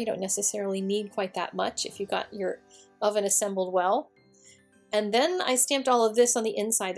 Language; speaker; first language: English; native; English